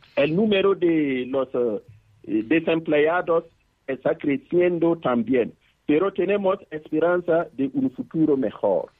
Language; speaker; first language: Spanish; non-native, fluent; Mossi